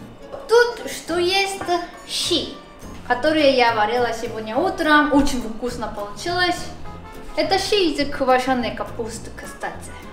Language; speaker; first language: Russian; non-native, fluent; Korean